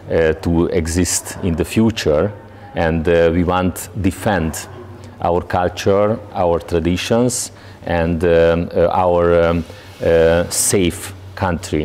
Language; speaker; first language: English; non-native, learner; Hungarian